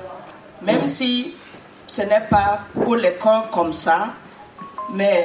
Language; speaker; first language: French; non-native, learner; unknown